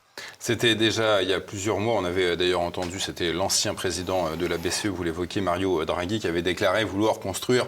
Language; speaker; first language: French; native; French